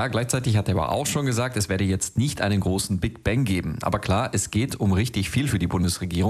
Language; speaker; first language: German; native; German